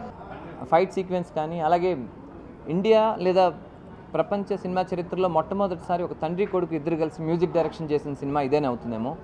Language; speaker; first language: Telugu; native; Telugu